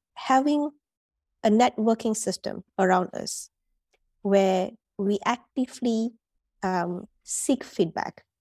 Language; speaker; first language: English; non-native, local second language; Tamil